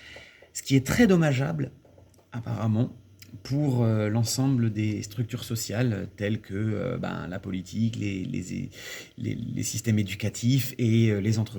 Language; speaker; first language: French; native; French